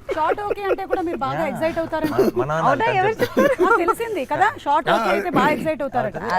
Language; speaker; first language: Telugu; native; Telugu